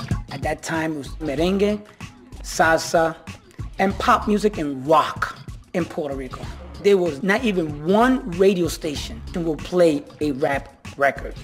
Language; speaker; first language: English; early bilingual, other home language; Spanish